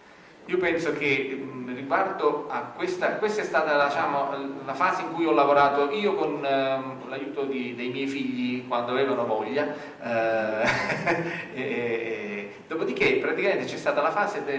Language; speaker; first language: Italian; native; Italian